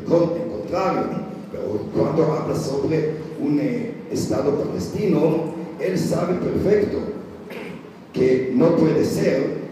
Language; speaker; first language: Spanish; non-native, learner; Hebrew